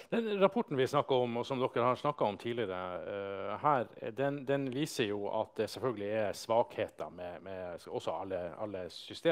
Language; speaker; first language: Norwegian; native; Norwegian